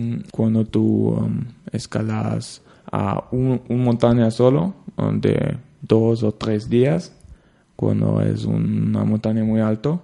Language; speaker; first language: Spanish; non-native, learner; German